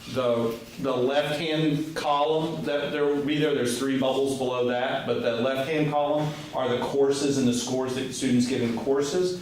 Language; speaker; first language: English; native; English